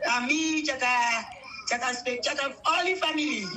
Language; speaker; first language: Filipino; non-native, learner; Spanish